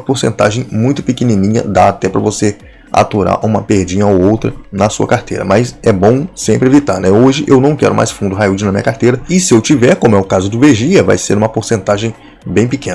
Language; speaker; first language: Portuguese; native; Portuguese